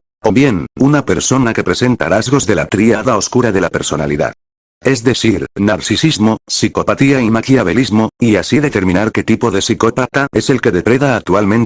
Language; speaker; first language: Spanish; native; Spanish